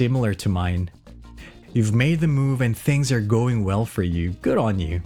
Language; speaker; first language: English; non-native, local second language; Filipino